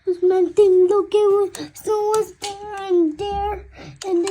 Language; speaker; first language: English; early bilingual, other home language; Urdu